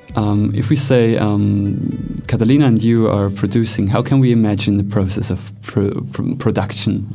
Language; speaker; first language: English; non-native, fluent; German